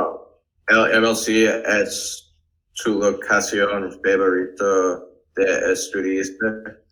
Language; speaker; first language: Spanish; non-native, learner; English